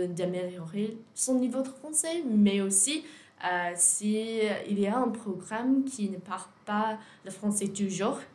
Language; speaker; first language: French; non-native, learner; English